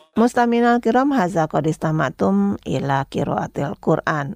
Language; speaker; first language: Arabic; non-native, fluent; Indonesian